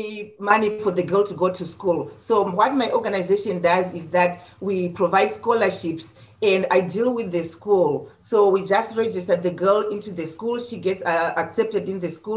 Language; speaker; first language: English; non-native, local second language; Shona